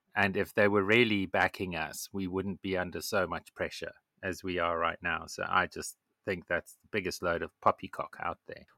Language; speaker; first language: English; native; English